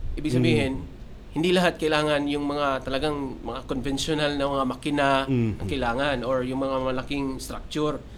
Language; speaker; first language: Filipino; non-native, local second language; Cebuano